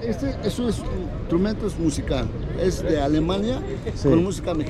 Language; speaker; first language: Spanish; native; Spanish